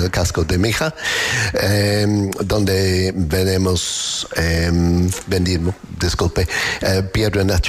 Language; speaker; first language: Spanish; non-native, learner; English